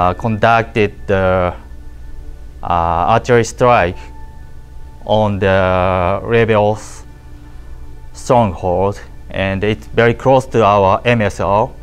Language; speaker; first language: English; non-native, learner; Japanese